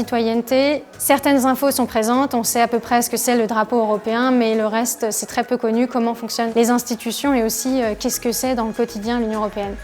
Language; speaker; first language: French; native; French